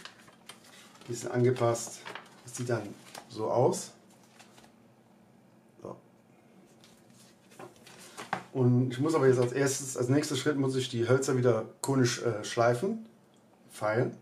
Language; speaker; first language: German; native; German